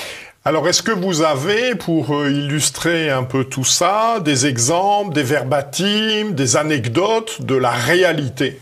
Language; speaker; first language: French; native; French